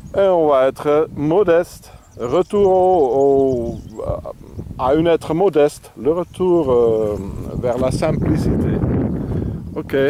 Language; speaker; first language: French; non-native, fluent; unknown